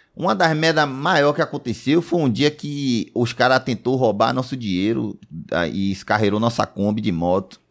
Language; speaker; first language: Portuguese; native; Portuguese